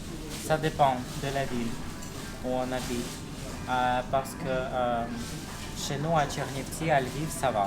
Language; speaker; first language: French; non-native, fluent; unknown